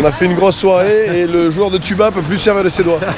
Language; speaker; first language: French; native; French